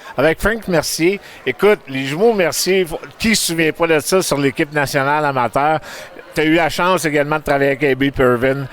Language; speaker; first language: French; native; French